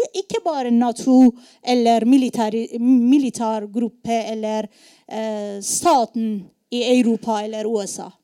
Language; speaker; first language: Norwegian; non-native, learner; Persian